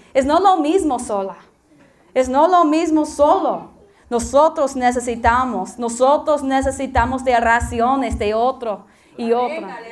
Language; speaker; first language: Spanish; non-native, learner; English